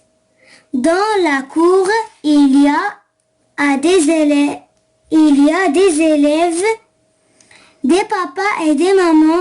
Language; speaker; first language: French; non-native, local second language; Arabic